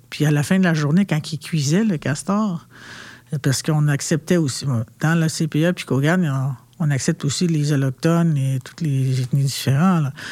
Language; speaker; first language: French; non-native, local second language; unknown